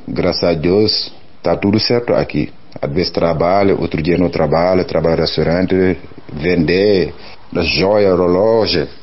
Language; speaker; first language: Portuguese; non-native, learner; Wolof